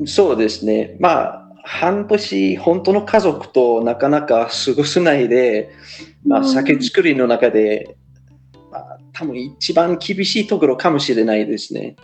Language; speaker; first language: Japanese; non-native, fluent; English